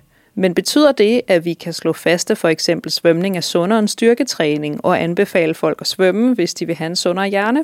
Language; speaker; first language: Danish; native; Danish